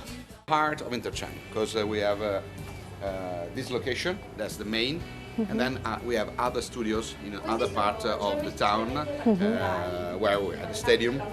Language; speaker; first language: English; non-native, fluent; Italian